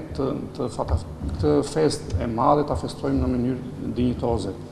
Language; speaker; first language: Albanian; non-native, local second language; Macedonian